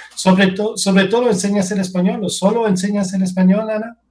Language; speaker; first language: Spanish; non-native, fluent; English